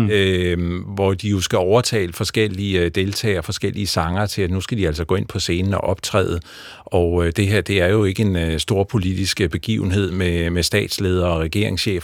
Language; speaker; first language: Danish; native; Danish